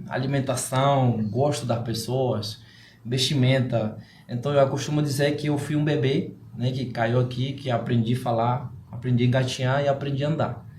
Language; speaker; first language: Portuguese; non-native, fluent; Spanish